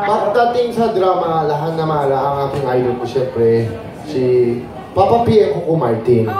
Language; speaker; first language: Filipino; non-native, fluent; Korean